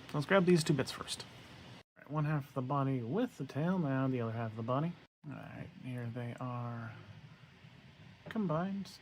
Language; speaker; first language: English; native; English